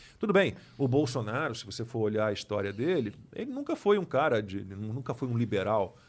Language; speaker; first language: Portuguese; native; Portuguese